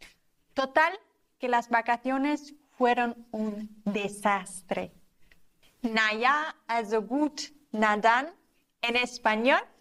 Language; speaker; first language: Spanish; non-native, fluent; German